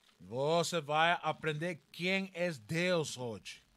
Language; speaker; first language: Portuguese; non-native, learner; Spanish